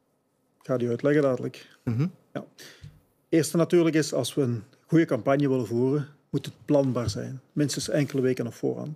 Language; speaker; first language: Dutch; native; Dutch